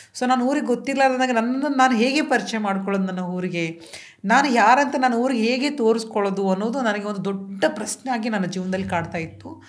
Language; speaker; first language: Kannada; native; Kannada